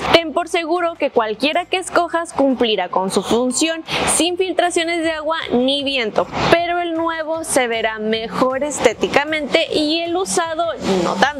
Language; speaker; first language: Spanish; native; Spanish